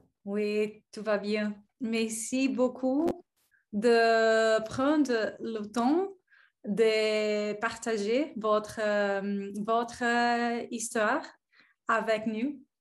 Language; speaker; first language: French; non-native, learner; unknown